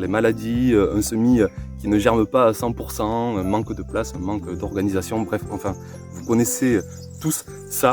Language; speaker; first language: French; native; French